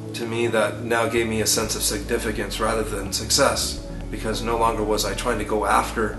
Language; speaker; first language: English; native; English